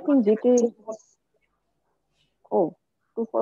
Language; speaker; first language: English; non-native, learner; Bangla